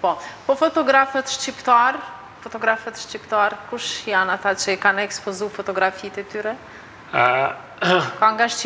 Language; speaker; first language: Albanian; native; Albanian